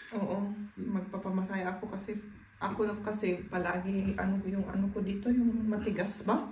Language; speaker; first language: Filipino; non-native, learner; German